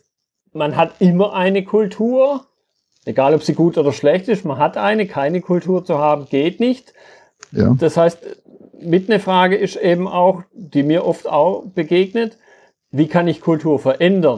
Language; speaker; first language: German; native; German